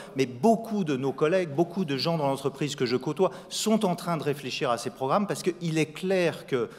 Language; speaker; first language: French; native; French